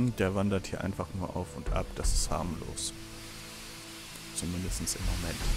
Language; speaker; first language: German; native; German